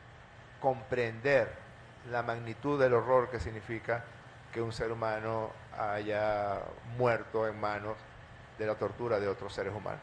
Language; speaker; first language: Spanish; native; Spanish